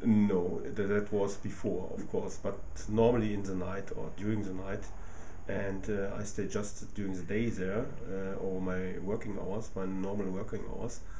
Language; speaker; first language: English; non-native, fluent; German